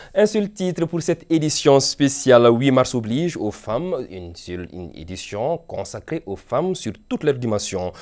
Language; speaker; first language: French; non-native, local second language; Bambara